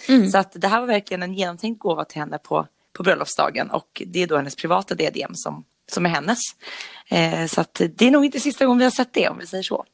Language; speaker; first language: Swedish; native; Swedish